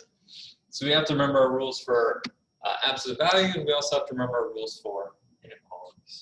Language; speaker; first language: English; native; English